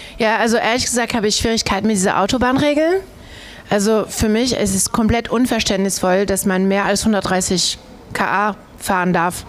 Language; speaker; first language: German; non-native, fluent; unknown